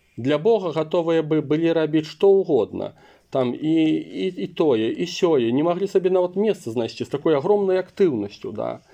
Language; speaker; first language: Belarusian; non-native, local second language; Russian